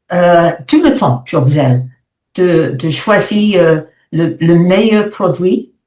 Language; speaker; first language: French; non-native, learner; English